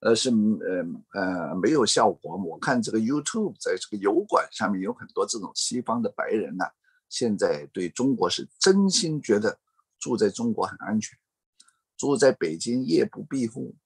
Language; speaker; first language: Chinese; non-native, fluent; Cantonese